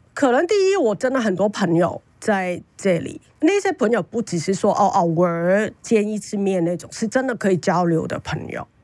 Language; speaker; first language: Chinese; non-native, fluent; Cantonese